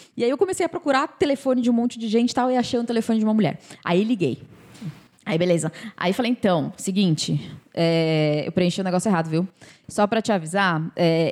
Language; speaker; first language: Portuguese; native; Portuguese